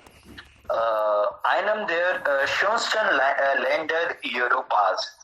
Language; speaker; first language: German; non-native, learner; Hindi